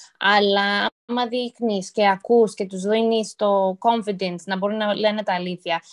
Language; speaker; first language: Greek; early bilingual, heritage; Greek